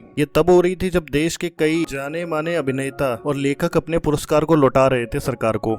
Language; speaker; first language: Hindi; native; Hindi